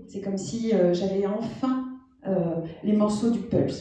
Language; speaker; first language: French; native; French